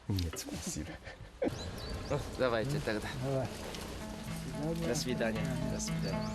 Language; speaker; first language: Russian; non-native, learner; Korean